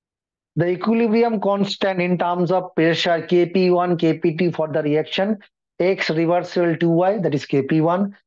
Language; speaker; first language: English; non-native, local second language; Hindi